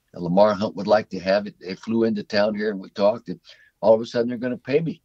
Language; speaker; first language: English; native; English